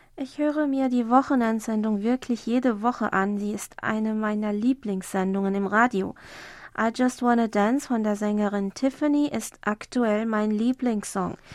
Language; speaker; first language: German; non-native, fluent; Korean